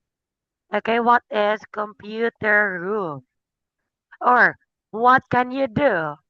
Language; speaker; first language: English; non-native, fluent; Filipino